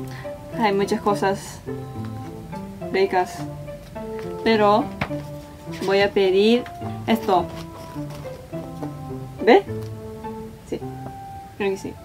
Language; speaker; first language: Spanish; non-native, fluent; Japanese